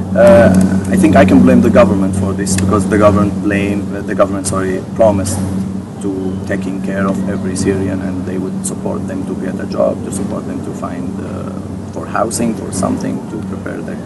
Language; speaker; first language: English; non-native, fluent; Arabic